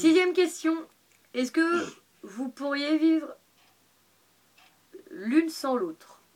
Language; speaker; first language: French; native; French